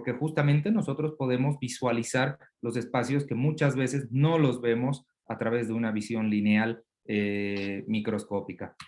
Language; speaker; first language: Spanish; native; Spanish